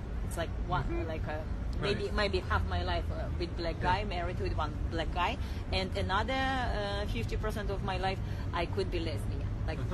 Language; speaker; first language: English; non-native, learner; Russian